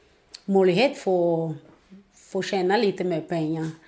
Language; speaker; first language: Swedish; non-native, fluent; Portuguese